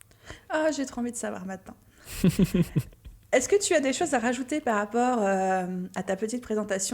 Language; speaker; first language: French; native; French